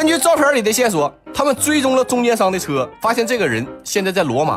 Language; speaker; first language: Chinese; native; Chinese